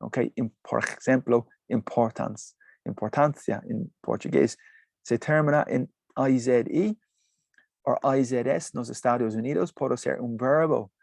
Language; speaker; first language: Spanish; non-native, fluent; English